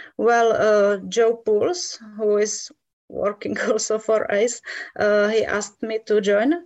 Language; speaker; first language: English; non-native, fluent; Czech